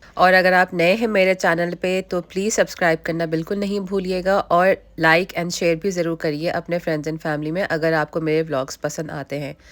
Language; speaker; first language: Urdu; native; Urdu